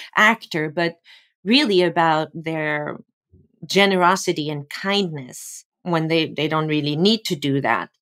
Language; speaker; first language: English; non-native, fluent; French